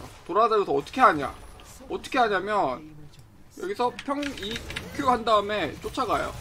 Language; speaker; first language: Korean; native; Korean